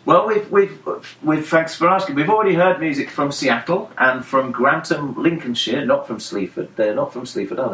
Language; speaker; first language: English; native; English